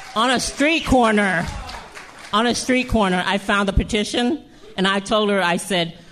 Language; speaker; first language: English; early bilingual, other home language; Lao